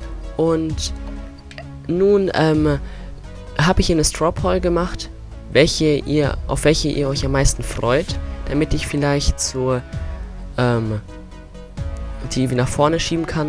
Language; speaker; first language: German; native; German